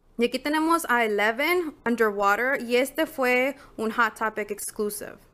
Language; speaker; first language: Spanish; early bilingual, heritage; Spanish